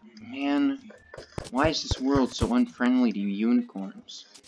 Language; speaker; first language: English; native; English